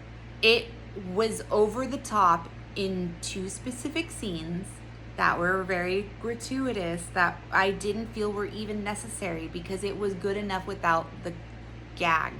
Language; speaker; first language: English; native; English